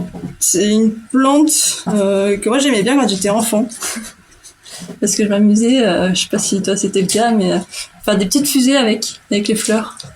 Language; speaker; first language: French; native; French